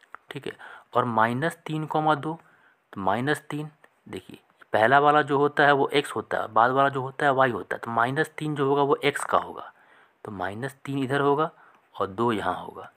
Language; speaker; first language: Hindi; native; Hindi